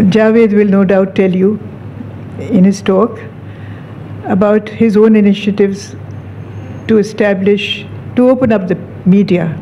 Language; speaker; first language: English; non-native, local second language; Urdu